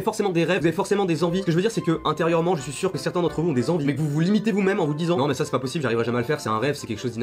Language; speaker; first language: French; native; French